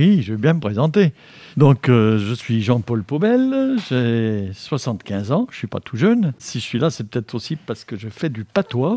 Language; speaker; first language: French; native; French